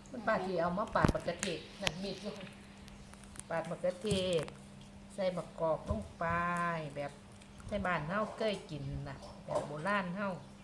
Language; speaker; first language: Thai; native; Thai